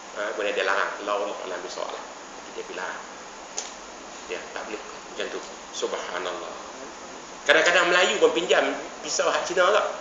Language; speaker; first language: Malay; native; Malay